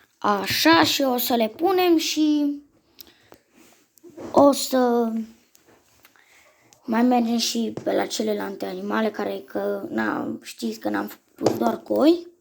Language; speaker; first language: Romanian; native; Romanian